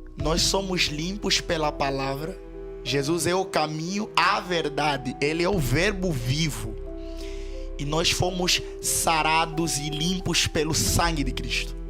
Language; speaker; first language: Portuguese; native; Portuguese